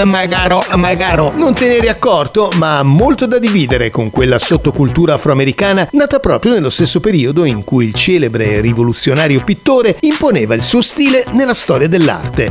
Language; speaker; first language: Italian; native; Italian